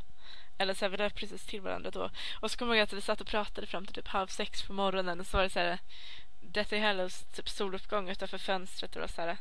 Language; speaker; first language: Swedish; native; Swedish